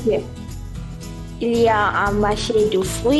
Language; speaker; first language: French; non-native, learner; Malay